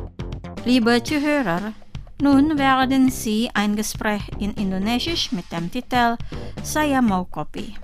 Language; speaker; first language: German; non-native, fluent; Indonesian